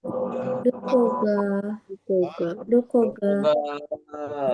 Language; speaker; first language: Japanese; non-native, learner; Indonesian